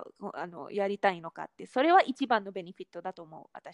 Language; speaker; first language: Japanese; non-native, fluent; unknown